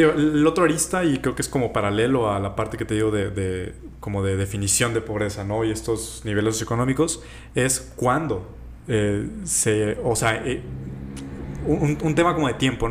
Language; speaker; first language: Spanish; native; Spanish